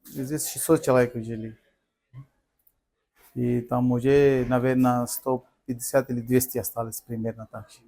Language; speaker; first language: Russian; non-native, learner; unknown